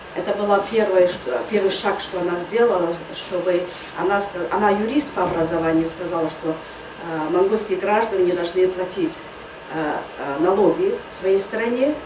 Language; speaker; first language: Russian; non-native, fluent; Mongolian